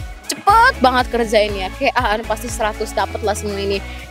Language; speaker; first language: Indonesian; early bilingual, heritage; Indonesian